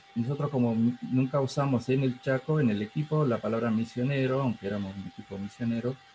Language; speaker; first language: Spanish; native; Spanish